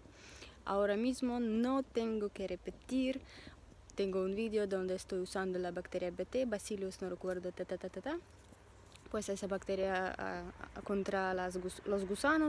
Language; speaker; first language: Spanish; non-native, learner; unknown